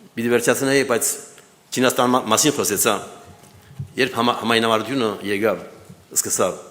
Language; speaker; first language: Armenian; early bilingual, heritage; Armenian